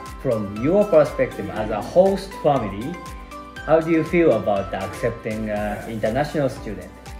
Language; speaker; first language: English; non-native, fluent; Japanese